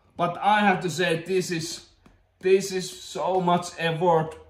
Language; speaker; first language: English; non-native, learner; Finnish